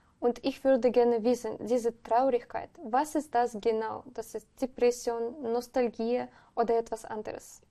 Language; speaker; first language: German; non-native, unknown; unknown